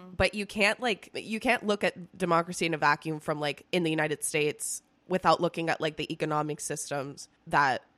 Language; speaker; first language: English; early bilingual, other home language; Spanish